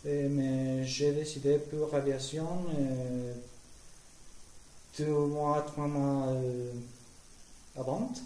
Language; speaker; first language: French; non-native, learner; Spanish